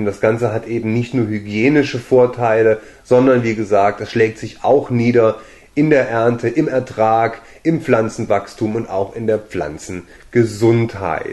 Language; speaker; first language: German; native; German